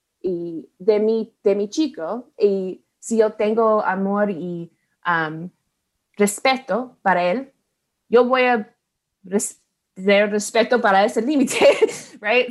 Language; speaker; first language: Spanish; non-native, learner; English